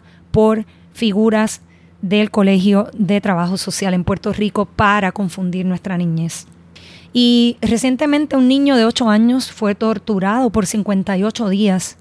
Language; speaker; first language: Spanish; native; Spanish